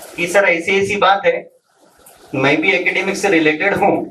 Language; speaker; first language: Hindi; non-native, local second language; Marathi